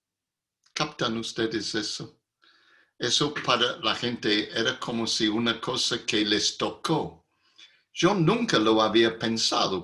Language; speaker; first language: Spanish; non-native, fluent; English